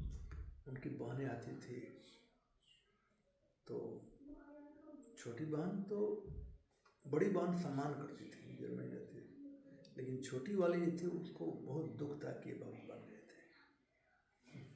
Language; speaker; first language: Hindi; native; Hindi